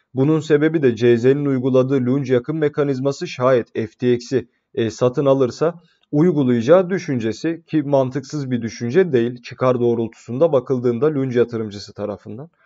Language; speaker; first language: Turkish; native; Turkish